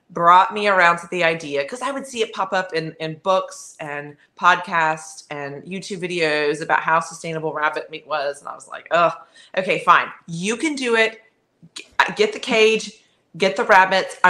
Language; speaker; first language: English; native; English